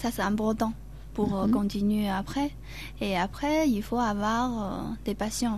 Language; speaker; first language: French; non-native, learner; Chinese